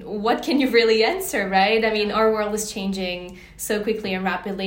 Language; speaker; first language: English; native; English